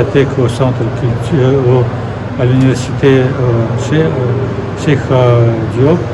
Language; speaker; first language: French; non-native, fluent; Russian